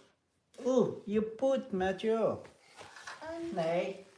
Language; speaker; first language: Dutch; non-native, fluent; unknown